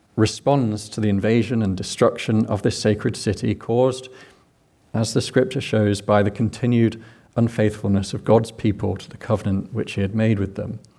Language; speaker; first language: English; native; English